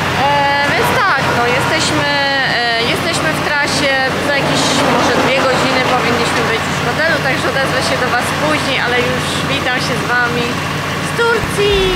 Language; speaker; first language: Polish; native; Polish